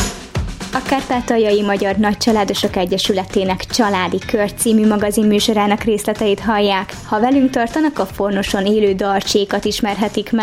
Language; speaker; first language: Hungarian; native; Hungarian